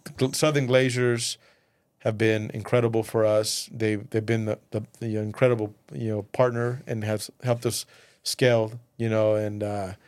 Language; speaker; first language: English; early bilingual, other home language; Spanish